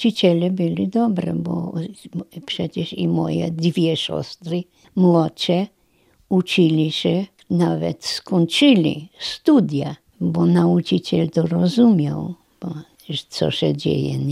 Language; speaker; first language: Polish; non-native, local second language; German